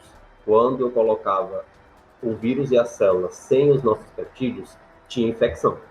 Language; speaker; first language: Portuguese; native; Portuguese